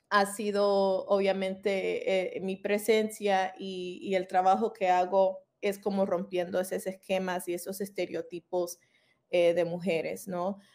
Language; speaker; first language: Spanish; early bilingual, heritage; Spanish